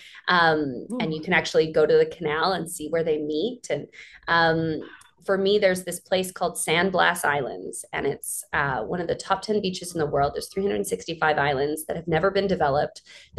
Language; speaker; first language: English; native; English